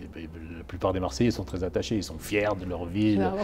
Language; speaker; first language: French; native; French